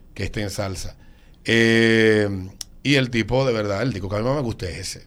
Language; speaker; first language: Spanish; native; Spanish